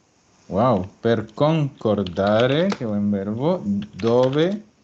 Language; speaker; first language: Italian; non-native, fluent; Spanish